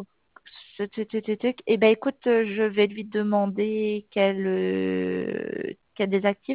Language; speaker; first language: French; native; French